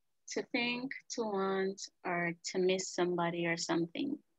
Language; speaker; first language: English; native; English